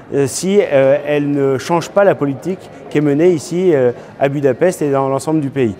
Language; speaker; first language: French; native; French